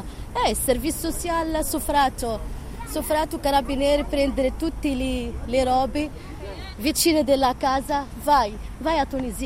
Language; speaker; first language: Italian; non-native, learner; Arabic